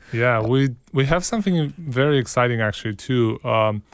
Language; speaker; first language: English; early bilingual, other home language; Hebrew